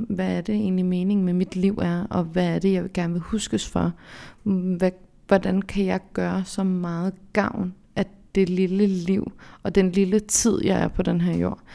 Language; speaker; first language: Danish; early bilingual, other home language; Central Kurdish